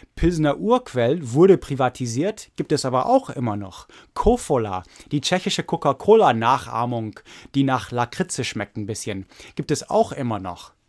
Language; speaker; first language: German; non-native, fluent; English